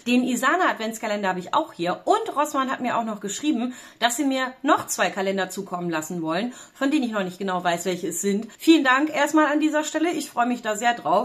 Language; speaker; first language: German; native; German